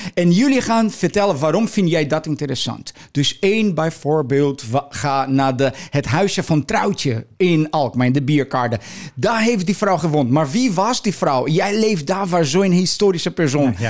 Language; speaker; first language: Dutch; non-native, fluent; Portuguese